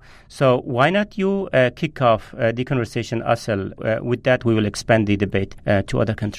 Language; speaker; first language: English; non-native, fluent; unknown